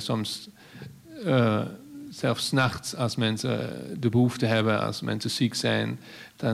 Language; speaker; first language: Dutch; non-native, fluent; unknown